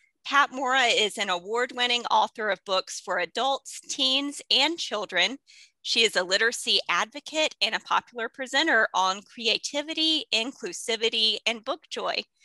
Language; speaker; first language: English; native; English